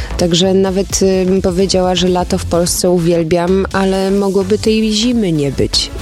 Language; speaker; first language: Polish; early bilingual, heritage; Polish